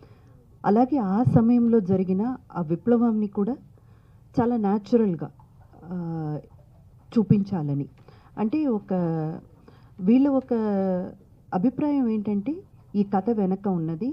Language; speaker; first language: Telugu; native; Telugu